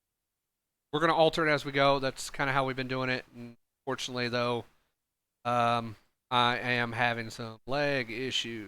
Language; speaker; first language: English; native; English